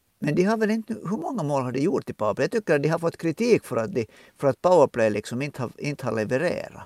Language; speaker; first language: Swedish; native; Swedish